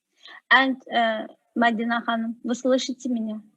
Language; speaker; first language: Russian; non-native, fluent; Azerbaijani